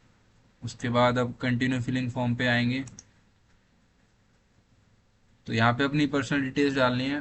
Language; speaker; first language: Hindi; native; Hindi